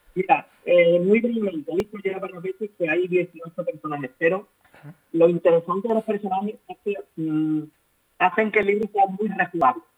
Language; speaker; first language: Spanish; native; Spanish